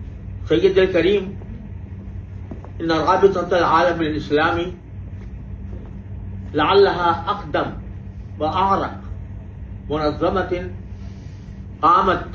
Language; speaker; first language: Arabic; non-native, fluent; Urdu